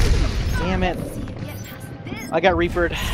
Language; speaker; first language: English; native; English